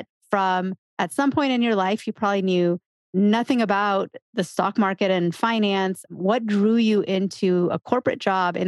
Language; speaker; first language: English; native; English